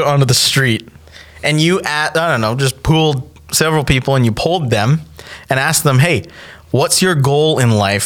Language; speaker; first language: English; native; English